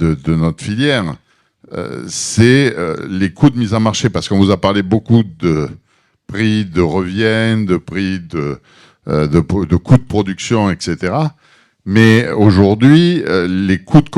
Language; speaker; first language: French; native; French